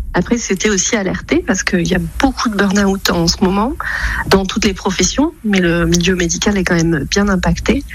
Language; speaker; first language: French; native; French